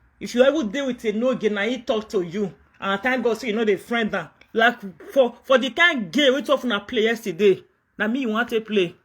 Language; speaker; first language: Nigerian Pidgin; non-native, local second language; Yoruba